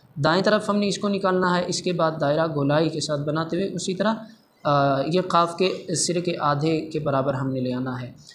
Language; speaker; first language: Urdu; non-native, local second language; Punjabi